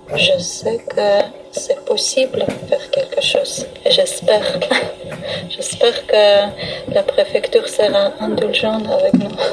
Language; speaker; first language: French; non-native, learner; Armenian